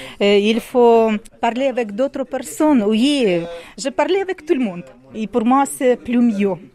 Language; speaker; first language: French; non-native, learner; Ukrainian